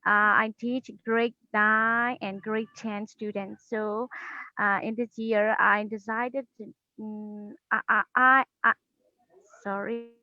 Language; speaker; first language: English; non-native, learner; Burmese